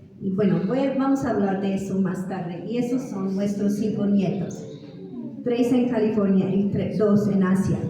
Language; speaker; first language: Spanish; non-native, fluent; English